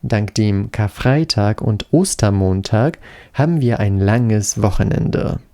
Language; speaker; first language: German; non-native, fluent; Polish